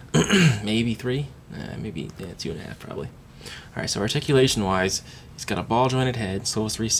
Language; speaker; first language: English; native; English